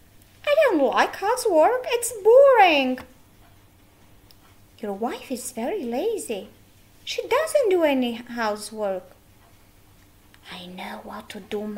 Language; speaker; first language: English; non-native, fluent; Albanian